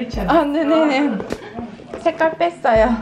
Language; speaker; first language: Korean; early bilingual, heritage; Korean